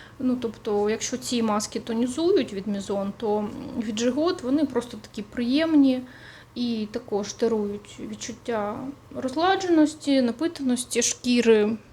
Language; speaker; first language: Ukrainian; non-native, local second language; Russian